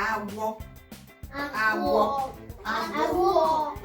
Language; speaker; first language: Igbo; native; Igbo